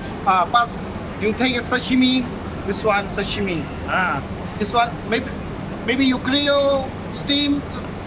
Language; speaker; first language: English; non-native, learner; Thai